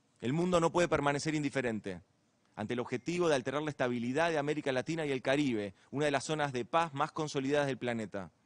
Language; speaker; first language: Spanish; native; Spanish